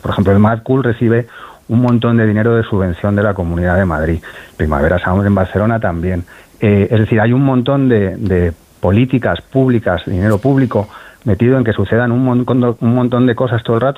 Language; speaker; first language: Spanish; native; Spanish